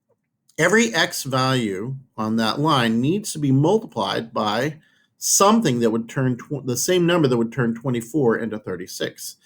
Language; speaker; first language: English; native; English